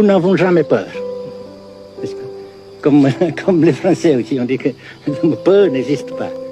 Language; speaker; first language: French; non-native, local second language; Vietnamese